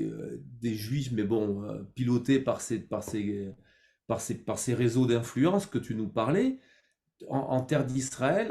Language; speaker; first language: French; native; French